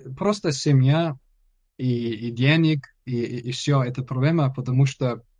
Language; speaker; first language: Russian; non-native, learner; English